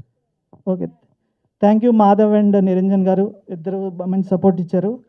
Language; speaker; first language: Telugu; native; Telugu